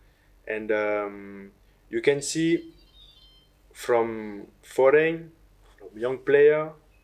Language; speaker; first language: English; non-native, learner; French